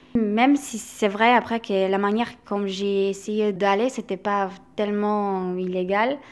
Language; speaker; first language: French; non-native, fluent; Albanian